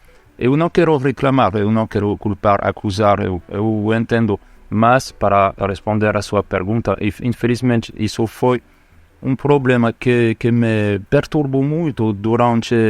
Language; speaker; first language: Portuguese; non-native, fluent; French